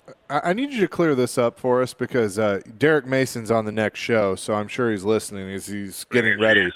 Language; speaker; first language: English; native; English